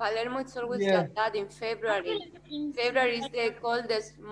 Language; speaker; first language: English; non-native, fluent; Spanish